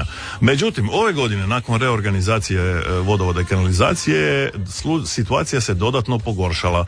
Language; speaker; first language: Serbian; native; Serbian